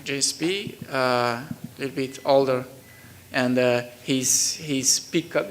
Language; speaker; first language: English; non-native, learner; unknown